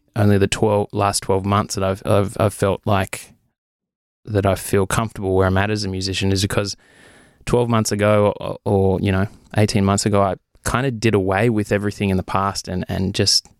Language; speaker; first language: English; native; English